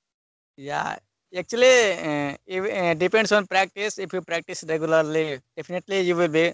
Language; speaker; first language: English; non-native, learner; Hindi